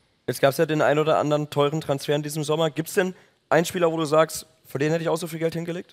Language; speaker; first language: German; native; German